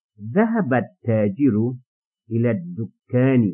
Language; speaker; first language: Arabic; non-native, fluent; English